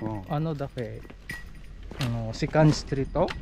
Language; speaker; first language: Japanese; non-native, learner; Filipino